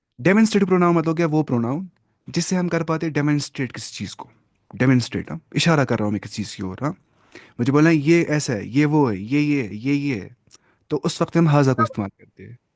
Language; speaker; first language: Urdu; non-native, local second language; Kashmiri